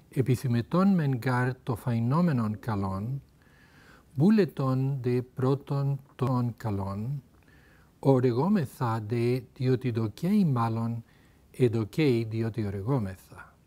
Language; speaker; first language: Greek; non-native, fluent; Spanish